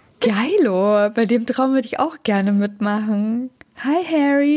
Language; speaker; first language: German; native; German